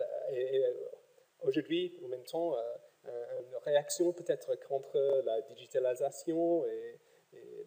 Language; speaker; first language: French; non-native, fluent; English